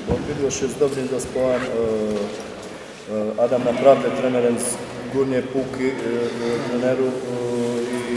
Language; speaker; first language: Polish; non-native, fluent; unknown